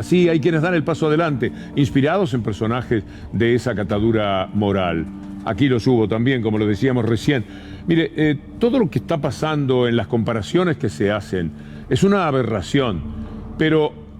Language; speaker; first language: Spanish; native; Spanish